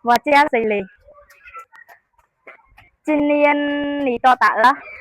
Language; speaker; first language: Chinese; non-native, learner; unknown